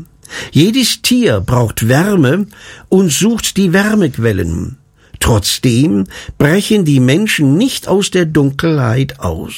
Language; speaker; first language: German; native; German